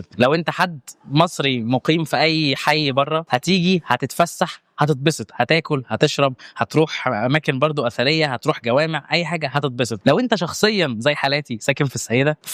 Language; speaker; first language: Arabic; native; Arabic